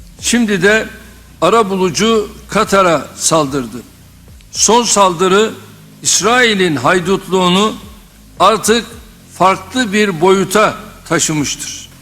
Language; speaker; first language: Turkish; native; Turkish